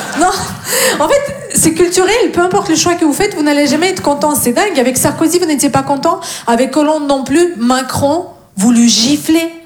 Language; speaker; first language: French; non-native, fluent; Russian